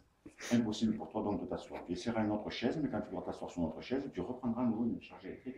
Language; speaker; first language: French; native; French